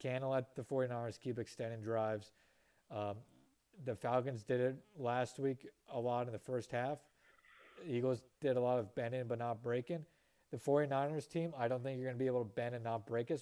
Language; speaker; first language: English; native; English